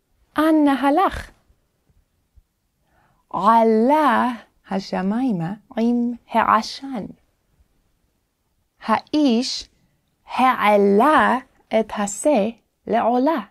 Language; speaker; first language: Hebrew; non-native, fluent; English